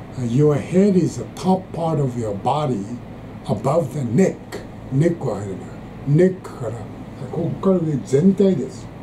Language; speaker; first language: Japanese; native; Japanese